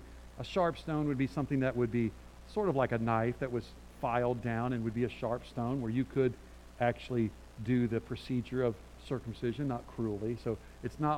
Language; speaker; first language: English; native; English